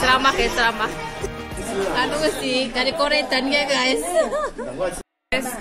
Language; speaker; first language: Chinese; non-native, fluent; Javanese